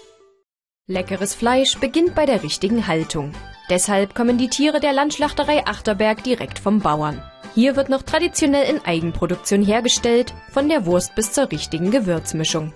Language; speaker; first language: German; native; German